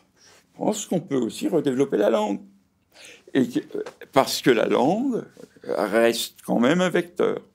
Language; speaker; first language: French; native; French